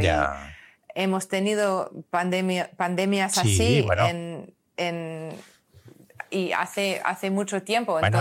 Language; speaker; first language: Spanish; non-native, learner; English